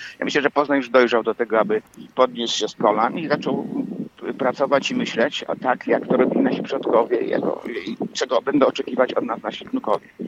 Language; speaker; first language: Polish; native; Polish